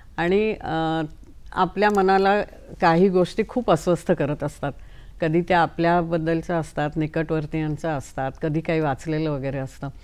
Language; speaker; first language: Marathi; native; Marathi